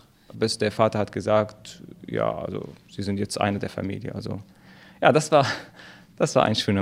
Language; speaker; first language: German; non-native, fluent; Arabic